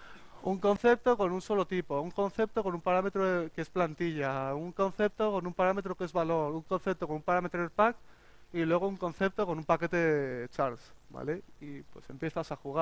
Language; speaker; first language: Spanish; native; Spanish